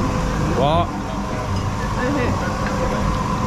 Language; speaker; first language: Japanese; non-native, learner; Korean